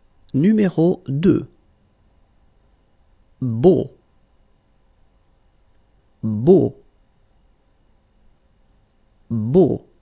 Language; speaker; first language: French; native; French